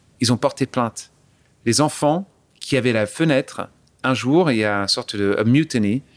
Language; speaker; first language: French; early bilingual, other home language; English